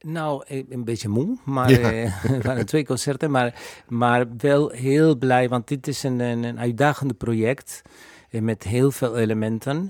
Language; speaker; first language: Dutch; non-native, fluent; Spanish